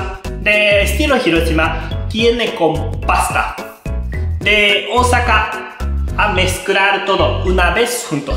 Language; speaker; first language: Spanish; non-native, learner; Japanese